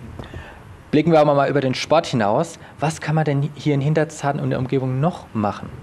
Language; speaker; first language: German; native; German